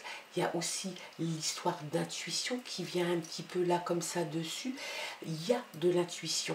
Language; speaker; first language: French; native; French